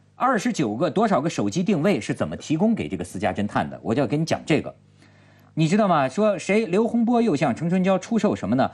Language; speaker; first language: Chinese; native; Chinese